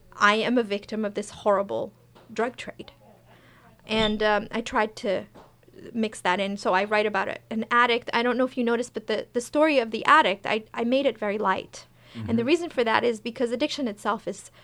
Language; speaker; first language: English; early bilingual, other home language; Persian